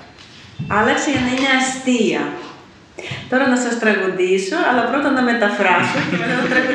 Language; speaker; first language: Greek; non-native, fluent; Ukrainian